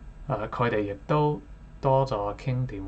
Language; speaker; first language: Cantonese; non-native, learner; English